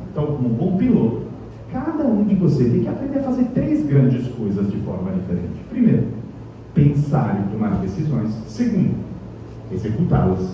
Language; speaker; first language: Portuguese; non-native, fluent; Italian